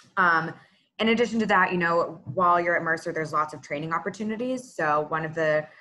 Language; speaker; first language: English; native; English